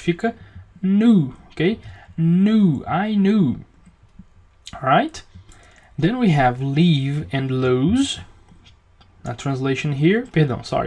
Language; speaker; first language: English; non-native, fluent; Portuguese